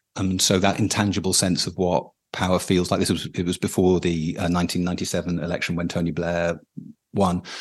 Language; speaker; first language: English; native; English